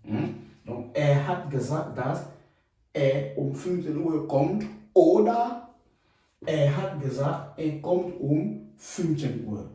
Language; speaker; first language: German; non-native, fluent; French